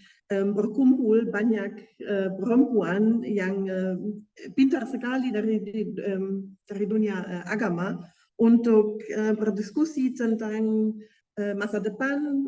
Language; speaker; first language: Indonesian; non-native, fluent; German